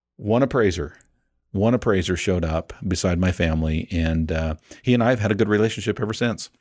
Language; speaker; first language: English; native; English